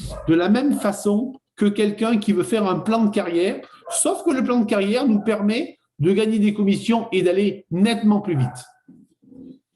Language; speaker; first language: French; native; French